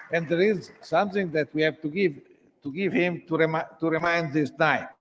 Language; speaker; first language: English; non-native, learner; Italian